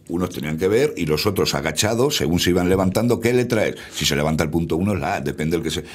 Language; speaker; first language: Spanish; native; Spanish